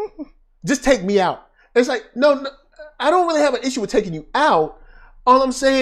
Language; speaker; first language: English; native; English